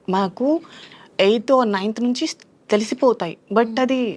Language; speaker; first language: Telugu; native; Telugu